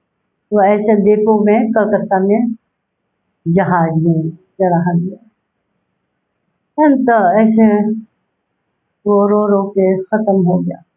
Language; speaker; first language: Hindi; early bilingual, heritage; Hindi